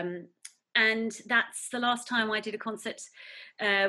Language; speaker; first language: English; native; English